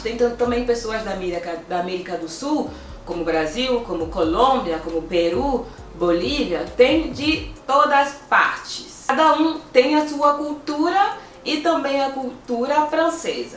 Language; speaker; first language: Portuguese; non-native, fluent; French